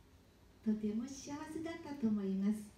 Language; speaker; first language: Japanese; early bilingual, heritage; Japanese